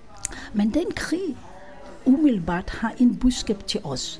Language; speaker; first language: Danish; non-native, fluent; Hebrew